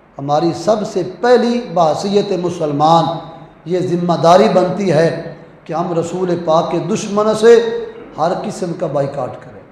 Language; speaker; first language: Urdu; non-native, local second language; Punjabi